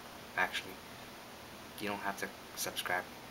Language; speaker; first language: English; native; English